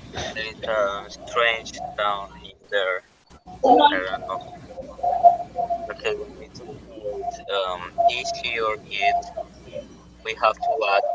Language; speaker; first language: English; non-native, learner; Spanish